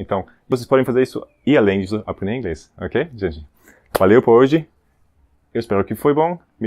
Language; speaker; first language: Portuguese; non-native, fluent; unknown